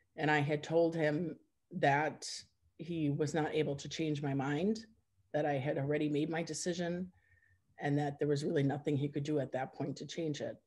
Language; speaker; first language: English; native; English